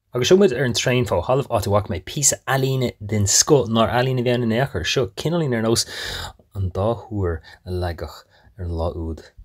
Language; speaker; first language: Irish; non-native, local second language; English